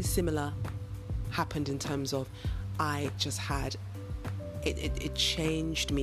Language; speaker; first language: English; native; English